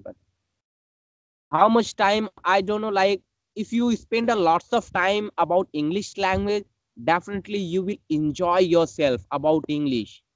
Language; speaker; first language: English; non-native, learner; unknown